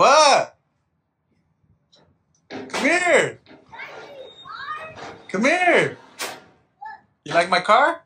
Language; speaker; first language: English; native; English